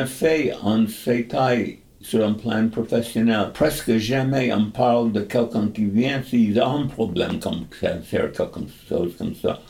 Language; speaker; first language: French; non-native, fluent; English